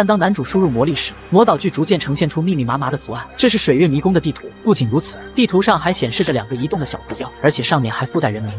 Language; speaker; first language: Chinese; native; Chinese